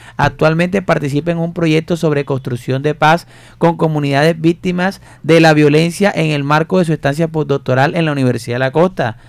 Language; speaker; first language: Spanish; native; Spanish